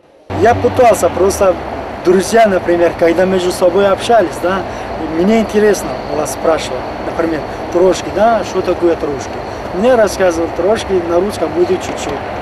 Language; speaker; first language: Ukrainian; non-native, learner; Turkish